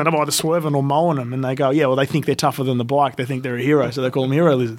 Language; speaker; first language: English; native; English